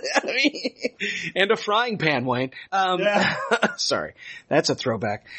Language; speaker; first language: English; native; English